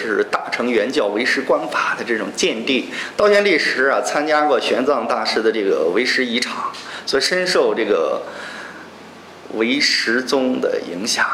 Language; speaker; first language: Chinese; native; Chinese